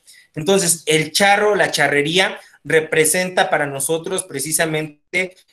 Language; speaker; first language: Spanish; native; Spanish